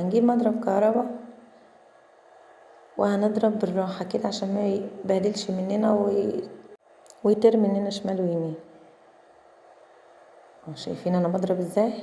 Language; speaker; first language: Arabic; native; Arabic